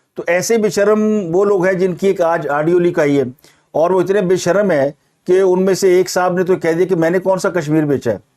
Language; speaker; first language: Urdu; non-native, local second language; Punjabi